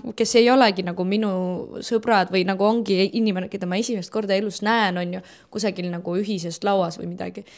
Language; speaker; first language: Estonian; non-native, local second language; Russian